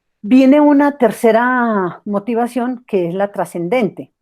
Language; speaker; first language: Spanish; native; Spanish